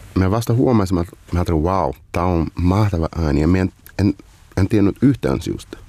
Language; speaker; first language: Finnish; non-native, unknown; Portuguese